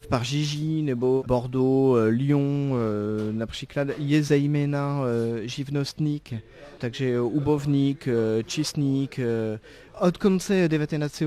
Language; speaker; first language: Czech; non-native, fluent; French